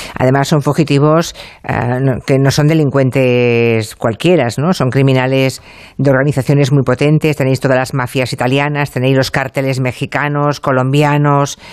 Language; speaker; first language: Spanish; native; Spanish